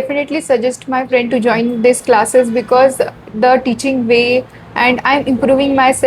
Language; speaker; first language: English; non-native, learner; Marathi